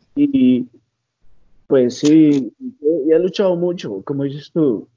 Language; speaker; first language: Spanish; native; Spanish